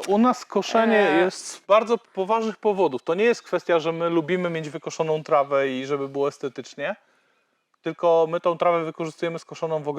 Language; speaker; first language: Polish; native; Polish